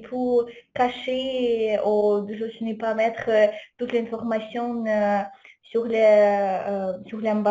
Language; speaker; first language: French; non-native, fluent; Ukrainian